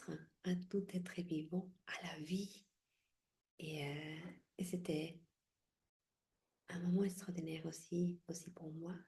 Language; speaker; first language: French; non-native, fluent; Spanish